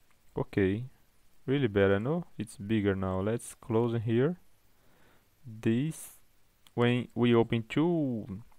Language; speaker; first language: English; non-native, fluent; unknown